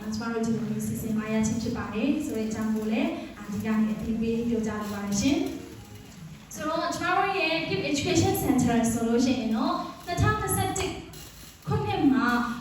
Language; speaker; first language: Burmese; non-native, local second language; Hakha Chin